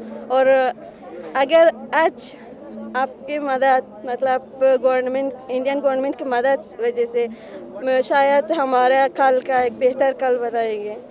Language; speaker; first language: Hindi; non-native, learner; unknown